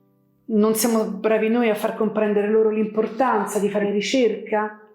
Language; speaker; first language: Italian; native; Italian